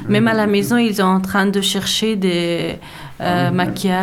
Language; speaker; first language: French; non-native, learner; Persian